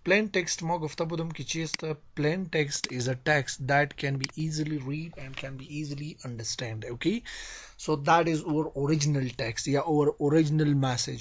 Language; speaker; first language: English; non-native, fluent; Persian